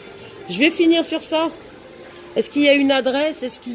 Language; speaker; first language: French; native; French